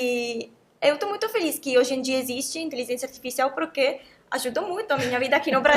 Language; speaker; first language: Portuguese; non-native, fluent; Italian